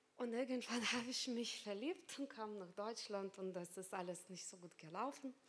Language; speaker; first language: German; non-native, fluent; Lithuanian